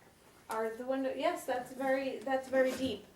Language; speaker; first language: English; native; English